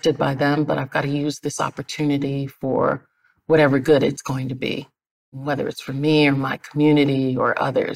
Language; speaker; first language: English; native; English